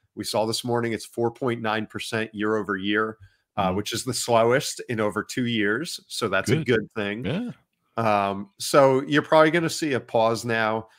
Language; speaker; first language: English; native; English